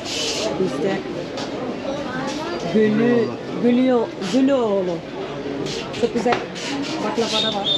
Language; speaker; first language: Turkish; non-native, learner; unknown